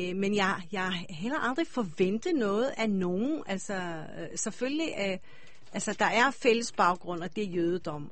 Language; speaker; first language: Danish; non-native, fluent; Hebrew